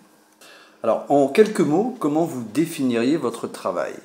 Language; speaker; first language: French; native; French